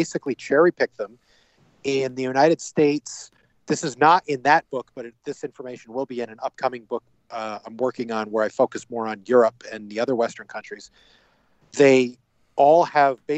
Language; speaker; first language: English; native; English